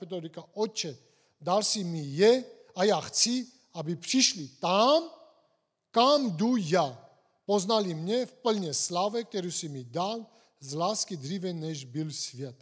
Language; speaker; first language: Czech; non-native, fluent; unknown